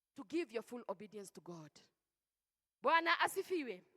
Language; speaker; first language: English; non-native, local second language; Swahili